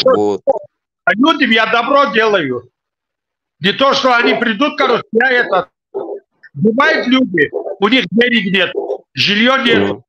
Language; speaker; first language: Russian; non-native, local second language; Tajik